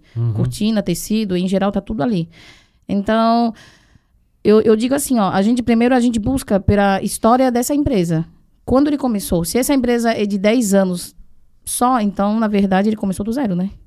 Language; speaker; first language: Portuguese; non-native, fluent; Chinese